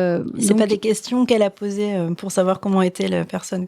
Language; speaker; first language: French; native; French